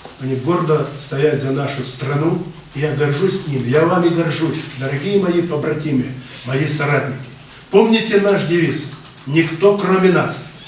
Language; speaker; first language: Russian; non-native, local second language; Ukrainian